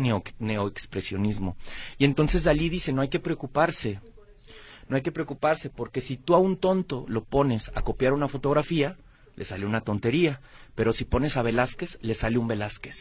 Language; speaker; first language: Spanish; native; Spanish